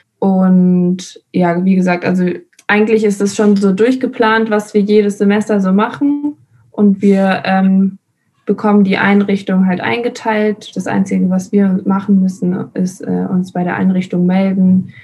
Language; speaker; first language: German; non-native, fluent; Spanish